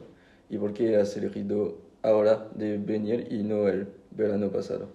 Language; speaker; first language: Spanish; non-native, fluent; French